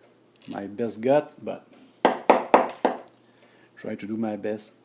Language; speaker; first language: English; non-native, learner; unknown